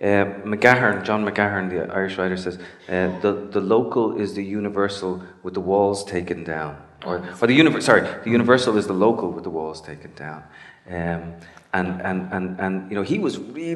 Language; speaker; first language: English; native; English